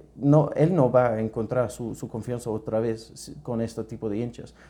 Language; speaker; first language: Spanish; non-native, fluent; English